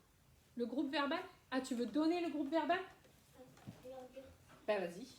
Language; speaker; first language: French; native; French